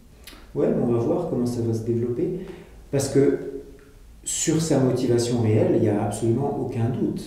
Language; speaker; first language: French; native; French